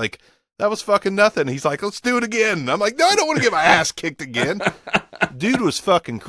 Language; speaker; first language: English; native; English